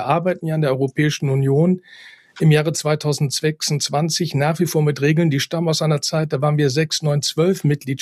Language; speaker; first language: German; native; German